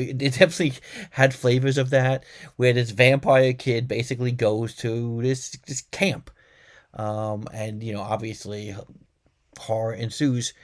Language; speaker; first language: English; native; English